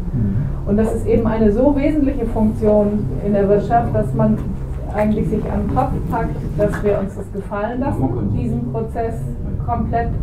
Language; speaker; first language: German; native; German